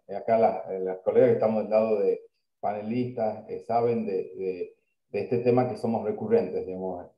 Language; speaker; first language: Spanish; native; Spanish